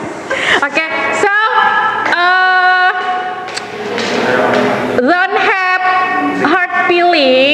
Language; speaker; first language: English; non-native, fluent; Indonesian